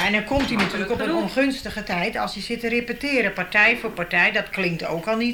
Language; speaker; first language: Dutch; native; Dutch